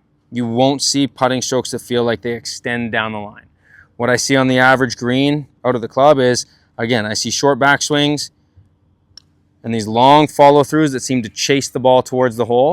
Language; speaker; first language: English; native; English